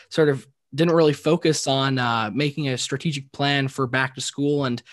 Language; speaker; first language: English; native; English